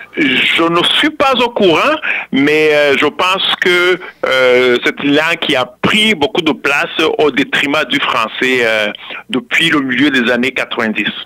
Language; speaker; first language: French; non-native, local second language; Kinyarwanda